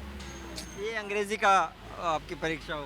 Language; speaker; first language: Hindi; native; Hindi